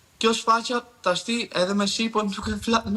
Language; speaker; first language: Albanian; early bilingual, heritage; Albanian